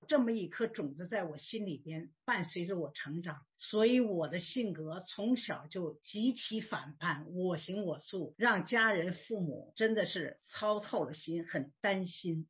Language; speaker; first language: Chinese; native; Chinese